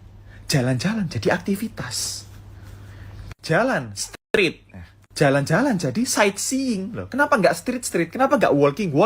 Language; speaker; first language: Indonesian; native; Indonesian